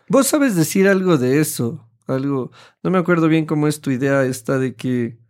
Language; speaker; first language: Spanish; native; Spanish